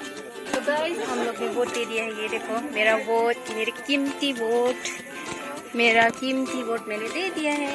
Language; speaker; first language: Hindi; non-native, local second language; Karbi